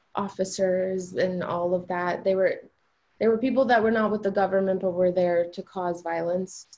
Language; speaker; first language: English; early bilingual, other home language; Albanian